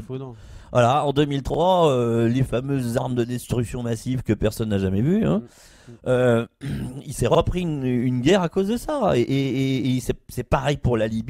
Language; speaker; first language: French; native; French